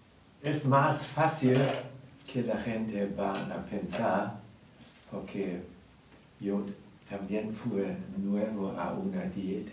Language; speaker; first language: Spanish; non-native, learner; German